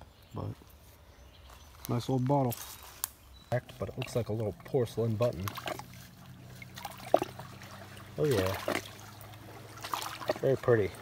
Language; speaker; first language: English; native; English